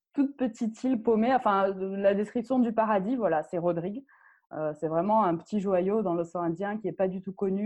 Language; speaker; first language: French; non-native, local second language; Arabic